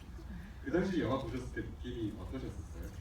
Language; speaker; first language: Korean; native; Korean